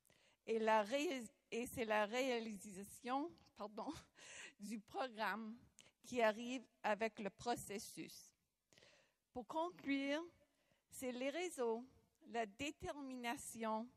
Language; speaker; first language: French; non-native, local second language; English